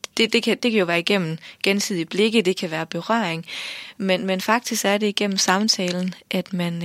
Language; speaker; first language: Danish; native; Danish